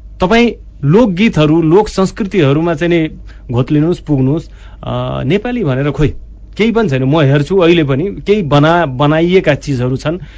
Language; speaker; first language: Nepali; non-native, local second language; Maithili